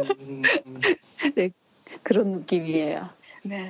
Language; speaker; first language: Korean; non-native, learner; Japanese